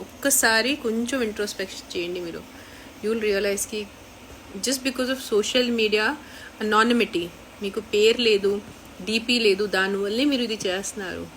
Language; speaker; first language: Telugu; non-native, local second language; Marathi